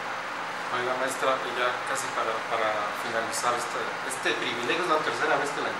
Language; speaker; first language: Spanish; native; Spanish